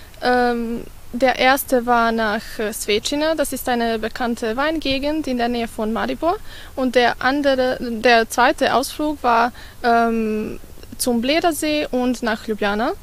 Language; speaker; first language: German; non-native, fluent; Serbian